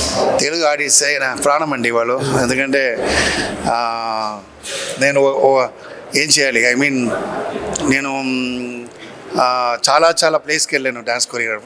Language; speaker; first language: Telugu; non-native, local second language; Tamil